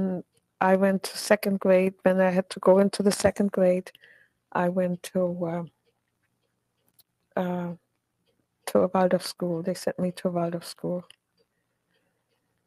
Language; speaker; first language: English; non-native, fluent; German